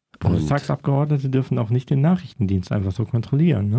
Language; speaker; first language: German; native; German